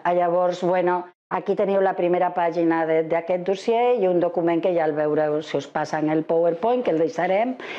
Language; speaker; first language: Catalan; non-native, fluent; Spanish